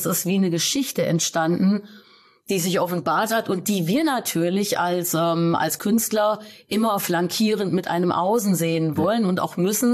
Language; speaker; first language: German; native; German